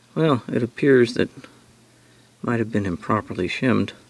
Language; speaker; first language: English; native; English